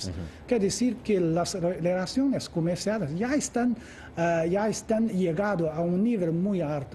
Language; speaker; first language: Spanish; non-native, fluent; Chinese